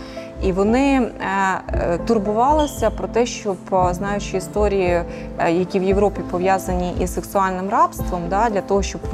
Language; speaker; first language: Ukrainian; native; Ukrainian